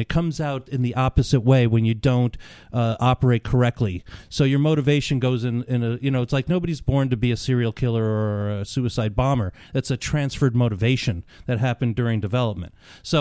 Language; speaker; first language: English; native; English